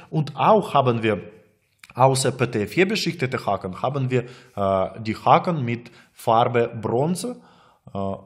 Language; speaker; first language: German; non-native, learner; Russian